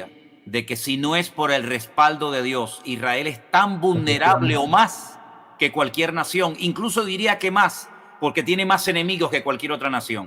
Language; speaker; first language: Spanish; native; Spanish